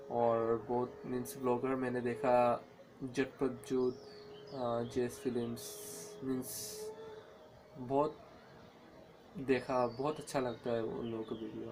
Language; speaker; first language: Hindi; non-native, local second language; Bangla